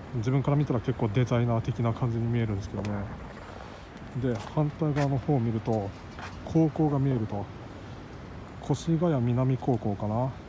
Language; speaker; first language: Japanese; native; Japanese